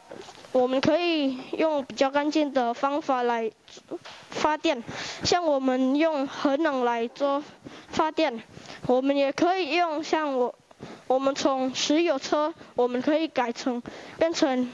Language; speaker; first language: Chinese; non-native, learner; Indonesian